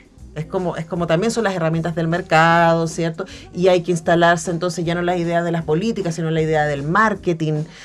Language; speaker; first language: Spanish; native; Spanish